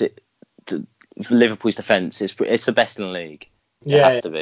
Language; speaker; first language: English; native; English